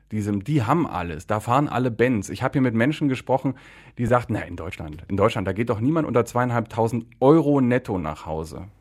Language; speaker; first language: German; native; German